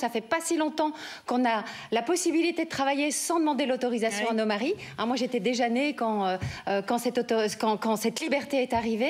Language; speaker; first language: French; native; French